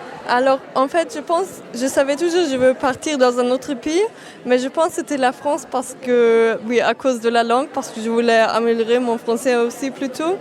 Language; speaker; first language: French; non-native, fluent; German